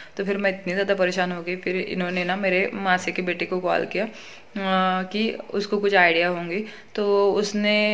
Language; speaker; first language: Hindi; native; Hindi